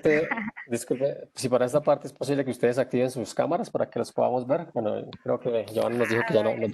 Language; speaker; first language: Spanish; native; Spanish